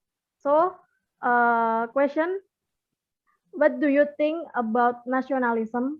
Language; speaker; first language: English; non-native, learner; Indonesian